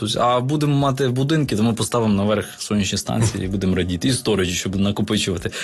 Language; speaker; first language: Ukrainian; native; Ukrainian